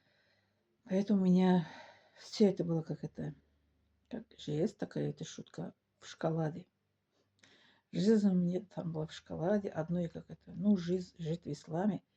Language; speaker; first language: Russian; non-native, local second language; Tajik